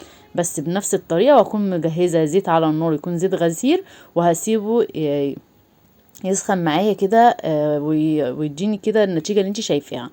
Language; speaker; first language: Arabic; native; Arabic